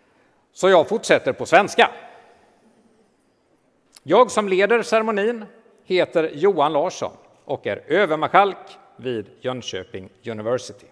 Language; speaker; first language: Swedish; native; Swedish